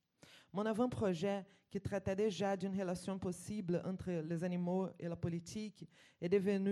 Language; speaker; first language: French; non-native, fluent; Portuguese